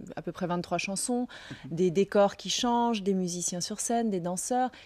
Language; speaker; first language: French; native; French